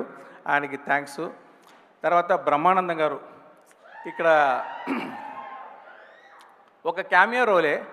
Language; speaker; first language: Telugu; non-native, fluent; Tamil